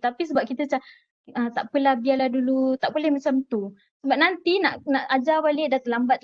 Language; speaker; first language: Malay; native; Malay